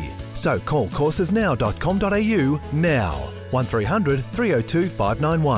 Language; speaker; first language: English; native; English